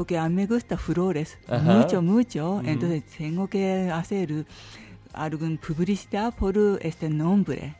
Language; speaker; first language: Spanish; non-native, learner; Japanese